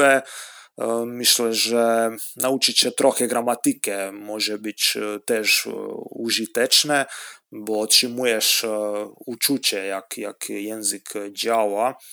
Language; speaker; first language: Polish; non-native, learner; Croatian